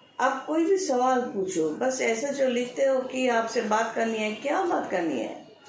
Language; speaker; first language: Hindi; non-native, local second language; Bangla